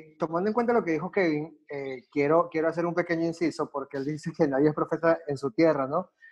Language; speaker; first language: Spanish; native; Spanish